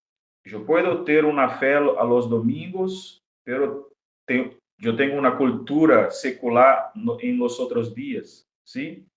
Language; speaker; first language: Spanish; non-native, fluent; Portuguese